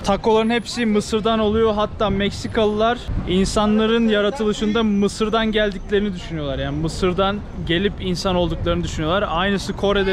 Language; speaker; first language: Turkish; native; Turkish